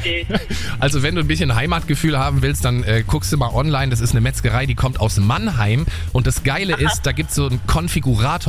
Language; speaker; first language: German; native; German